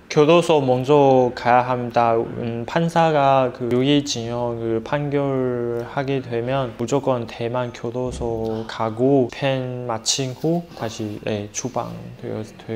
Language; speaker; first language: Korean; non-native, fluent; Chinese